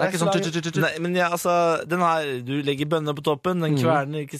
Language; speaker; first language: Norwegian; native; Norwegian